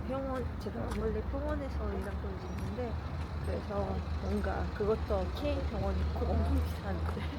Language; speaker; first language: Korean; non-native, learner; Russian